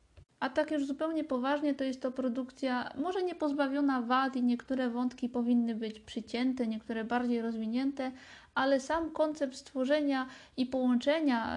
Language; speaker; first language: Polish; native; Polish